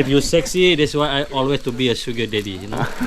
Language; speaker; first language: English; non-native, learner; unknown